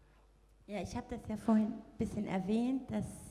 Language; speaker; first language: German; non-native, fluent; Arabic